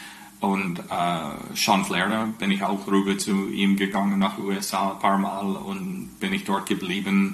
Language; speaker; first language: German; non-native, fluent; English